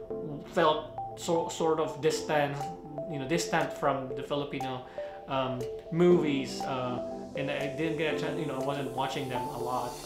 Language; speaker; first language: English; non-native, local second language; Filipino